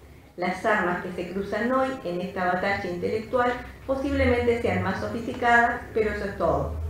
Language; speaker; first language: Spanish; native; Spanish